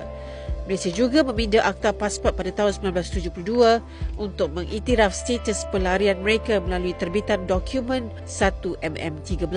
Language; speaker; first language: Malay; native; Malay